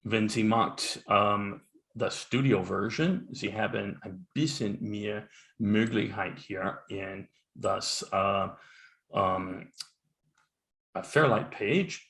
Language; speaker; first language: German; non-native, learner; English